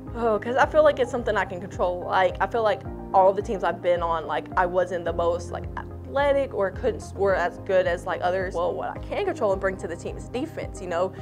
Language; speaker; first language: English; native; English